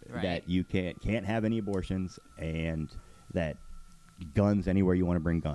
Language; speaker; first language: English; native; English